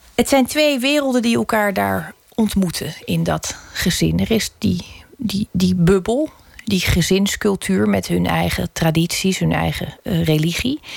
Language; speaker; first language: Dutch; native; Dutch